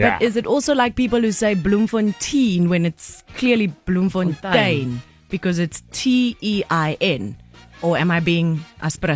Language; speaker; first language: English; native; English